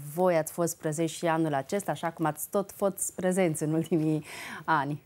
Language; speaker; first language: Romanian; native; Romanian